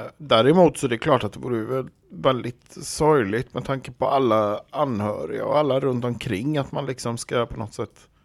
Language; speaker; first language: Swedish; native; Swedish